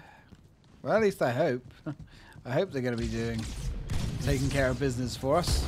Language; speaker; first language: English; native; English